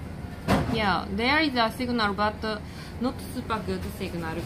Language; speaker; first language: English; non-native, learner; Japanese